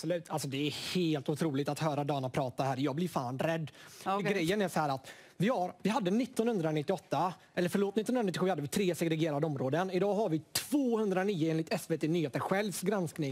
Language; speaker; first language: Swedish; native; Swedish